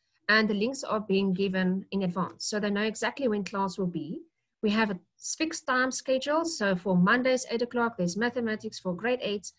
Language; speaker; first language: English; non-native, local second language; Afrikaans